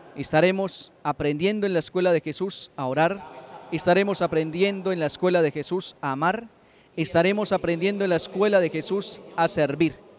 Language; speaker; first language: Spanish; native; Spanish